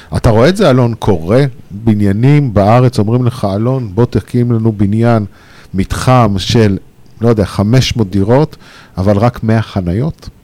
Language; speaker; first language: Hebrew; native; Hebrew